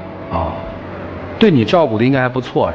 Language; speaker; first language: Chinese; native; Chinese